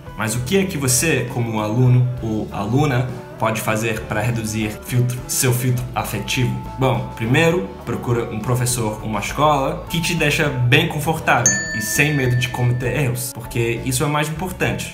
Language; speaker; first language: Portuguese; non-native, fluent; English